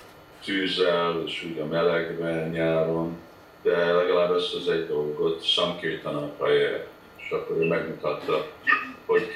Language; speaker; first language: Hungarian; early bilingual, heritage; Hungarian